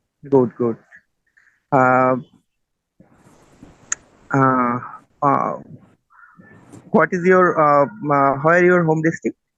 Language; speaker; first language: English; non-native, learner; Bangla